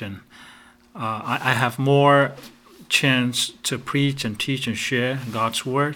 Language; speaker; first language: English; non-native, fluent; Burmese